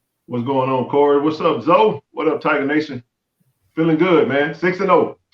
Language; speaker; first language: English; native; English